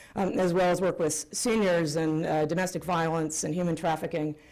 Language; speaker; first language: English; native; English